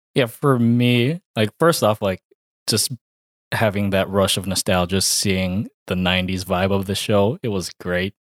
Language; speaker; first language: English; early bilingual, other home language; Filipino